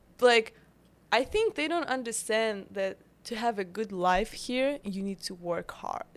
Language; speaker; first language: English; non-native, fluent; Russian